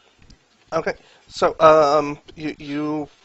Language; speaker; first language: English; native; English